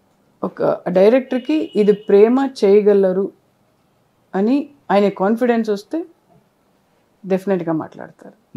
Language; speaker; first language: Telugu; non-native, local second language; Kannada